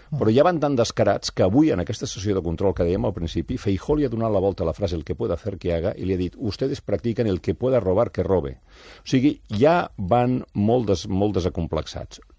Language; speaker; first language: Catalan; native; Catalan